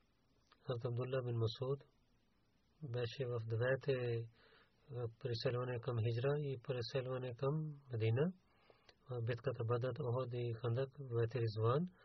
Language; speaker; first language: Bulgarian; non-native, learner; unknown